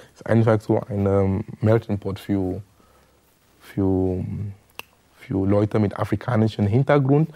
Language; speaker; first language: German; non-native, fluent; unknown